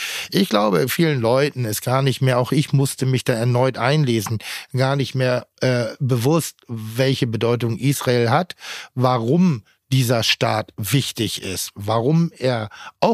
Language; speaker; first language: German; native; German